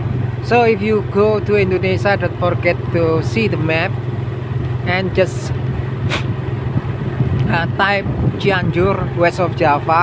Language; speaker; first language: English; non-native, learner; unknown